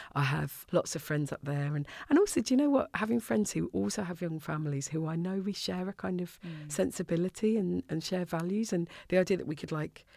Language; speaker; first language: English; native; English